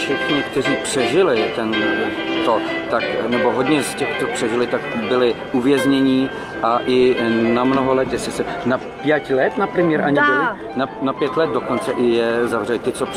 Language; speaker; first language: Russian; non-native, learner; Czech